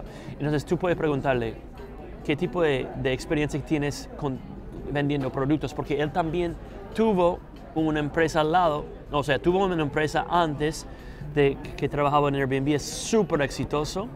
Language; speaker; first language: Spanish; non-native, fluent; English